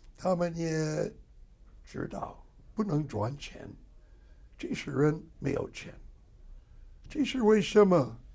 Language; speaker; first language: Chinese; non-native, fluent; English